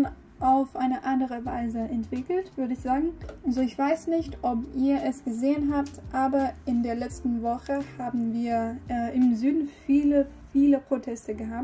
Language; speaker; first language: German; non-native, learner; English